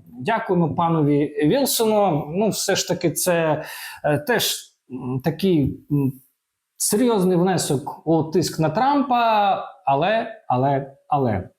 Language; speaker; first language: Ukrainian; native; Ukrainian